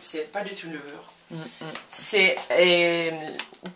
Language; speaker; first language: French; non-native, learner; English